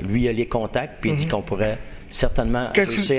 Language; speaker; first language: French; native; French